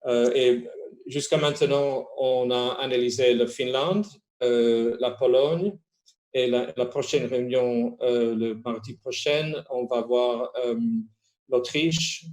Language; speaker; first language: French; non-native, fluent; Spanish